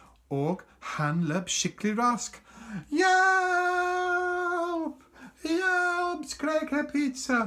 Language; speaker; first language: Norwegian; non-native, fluent; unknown